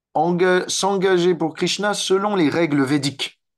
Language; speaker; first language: French; native; French